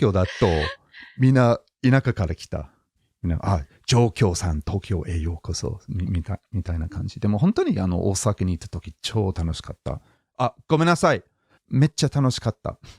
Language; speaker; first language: Japanese; non-native, fluent; English